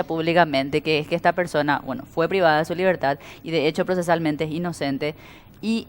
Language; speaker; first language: Spanish; native; Spanish